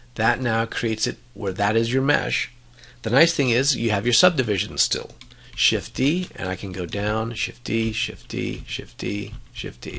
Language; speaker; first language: English; native; English